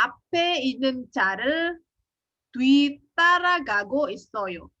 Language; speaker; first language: Korean; non-native, fluent; Indonesian